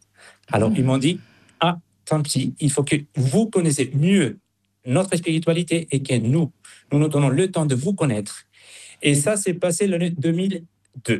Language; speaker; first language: French; non-native, fluent; Spanish